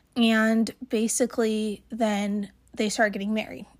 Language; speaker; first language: English; native; English